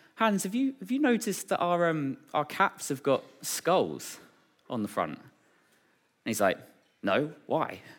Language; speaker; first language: English; native; English